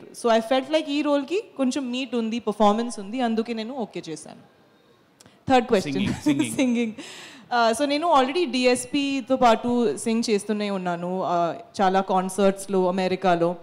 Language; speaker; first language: Telugu; non-native, fluent; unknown